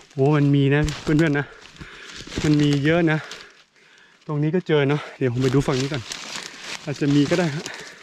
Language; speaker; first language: Thai; non-native, local second language; S'gaw Karen